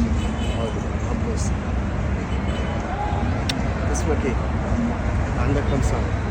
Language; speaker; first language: Arabic; native; Arabic